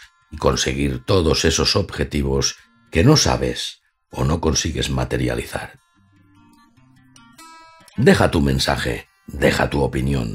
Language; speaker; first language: Spanish; native; Spanish